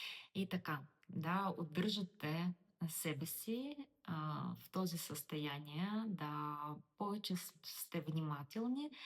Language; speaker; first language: Bulgarian; non-native, learner; Russian